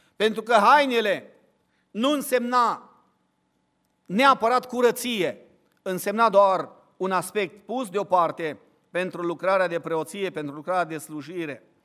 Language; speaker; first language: Romanian; native; Romanian